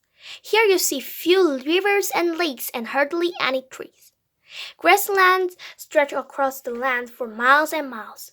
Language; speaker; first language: English; non-native, fluent; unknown